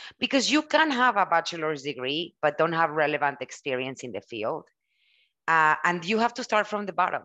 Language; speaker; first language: English; non-native, fluent; Spanish